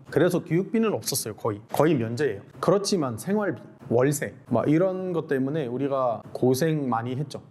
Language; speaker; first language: Korean; non-native, fluent; Arabic